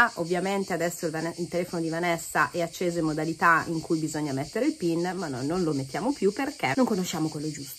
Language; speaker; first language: Italian; native; Italian